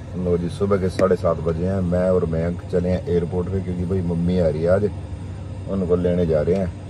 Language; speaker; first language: Hindi; native; Hindi